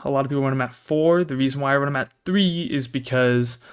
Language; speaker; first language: English; native; English